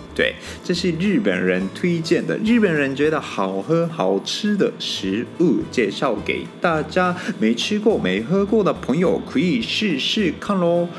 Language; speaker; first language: Chinese; non-native, fluent; Japanese